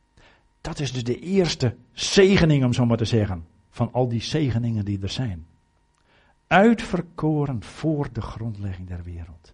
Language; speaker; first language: Dutch; native; Dutch